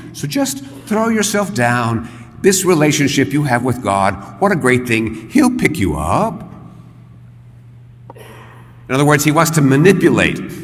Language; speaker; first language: English; early bilingual, other home language; Spanish